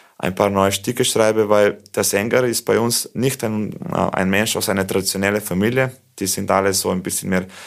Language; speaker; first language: German; non-native, fluent; Slovenian